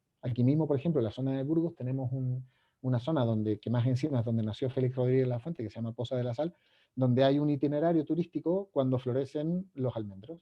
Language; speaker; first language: Spanish; native; Spanish